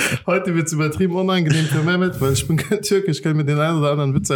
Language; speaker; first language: German; native; German